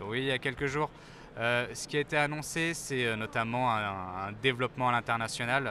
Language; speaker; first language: French; native; French